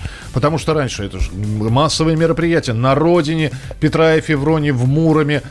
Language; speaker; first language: Russian; native; Russian